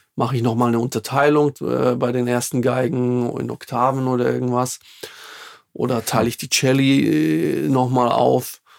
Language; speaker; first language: German; non-native, fluent; Slovak